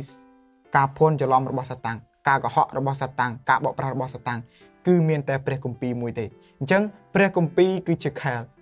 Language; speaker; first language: Khmer; native; Khmer